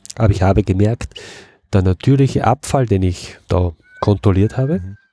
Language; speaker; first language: German; native; German